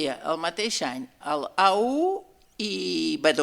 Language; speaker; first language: Catalan; non-native, fluent; Russian